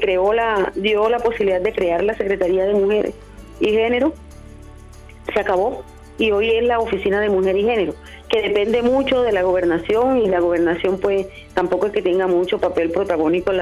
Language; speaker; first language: Spanish; native; Spanish